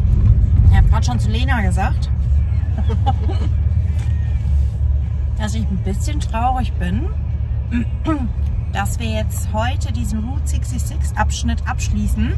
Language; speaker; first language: German; native; German